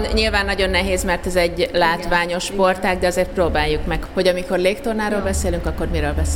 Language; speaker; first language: Hungarian; native; Hungarian